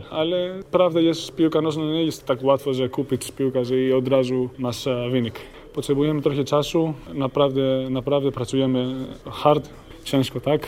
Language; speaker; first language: Polish; non-native, learner; Greek